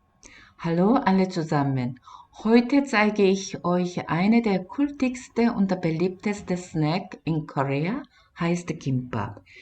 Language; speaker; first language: German; non-native, fluent; Korean